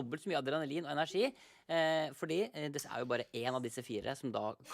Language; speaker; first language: Norwegian; native; Norwegian